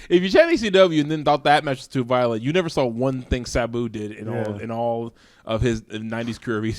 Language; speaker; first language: English; native; English